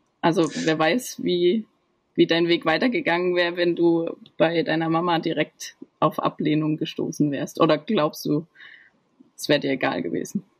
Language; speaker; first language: German; native; German